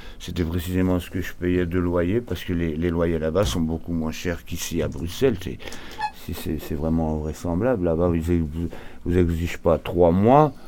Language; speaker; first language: French; early bilingual, other home language; Portuguese